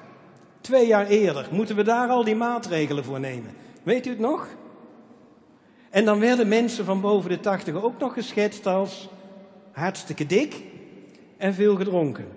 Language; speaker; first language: Dutch; native; Dutch